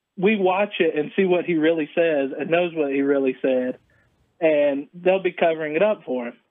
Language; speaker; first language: English; native; English